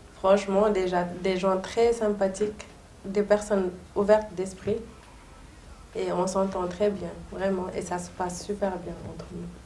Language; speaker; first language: French; non-native, local second language; Soninke